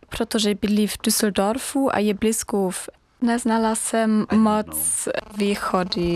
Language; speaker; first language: Czech; non-native, learner; German